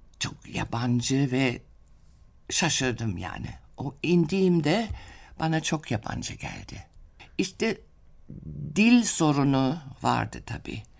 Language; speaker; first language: Turkish; non-native, fluent; German